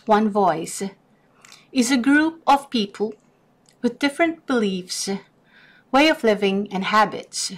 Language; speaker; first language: English; non-native, local second language; Filipino